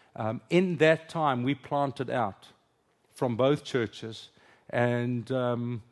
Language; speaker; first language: English; non-native, local second language; Afrikaans